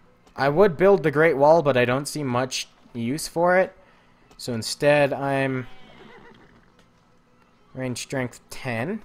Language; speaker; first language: English; native; English